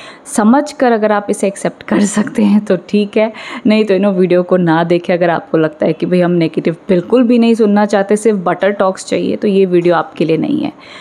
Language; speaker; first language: Hindi; native; Hindi